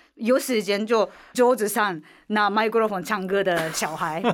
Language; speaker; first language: Chinese; non-native, fluent; Japanese